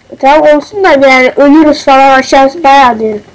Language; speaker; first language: Turkish; native; Turkish